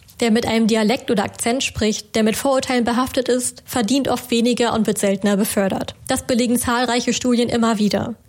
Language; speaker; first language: German; native; German